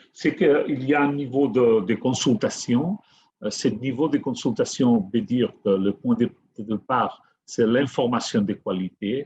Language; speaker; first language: French; non-native, fluent; Catalan